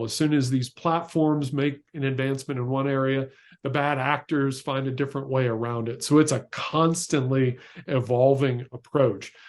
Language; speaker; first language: English; native; English